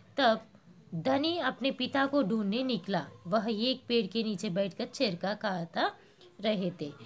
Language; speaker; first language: Hindi; non-native, local second language; Telugu